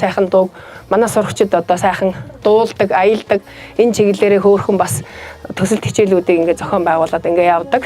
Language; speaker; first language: Mongolian; native; Mongolian